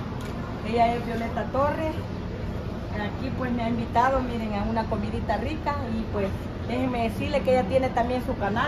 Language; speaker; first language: Spanish; native; Spanish